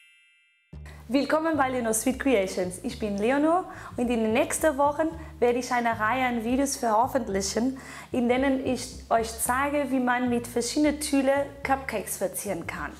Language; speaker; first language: German; non-native, fluent; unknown